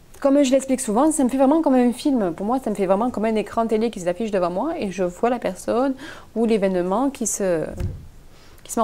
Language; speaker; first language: French; native; French